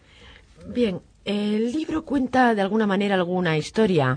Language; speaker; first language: Spanish; native; Spanish